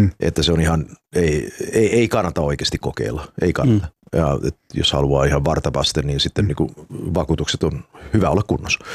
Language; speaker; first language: Finnish; early bilingual, heritage; Finnish